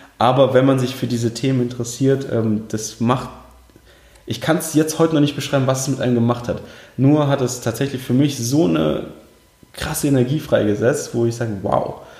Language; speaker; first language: German; early bilingual, other home language; Russian